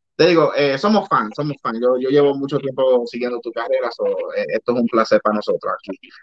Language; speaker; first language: Spanish; native; Spanish